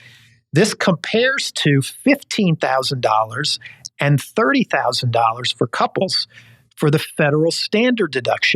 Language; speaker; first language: English; native; English